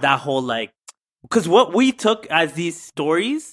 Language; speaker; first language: English; early bilingual, other home language; Tamil